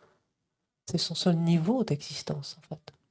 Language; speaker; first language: French; native; French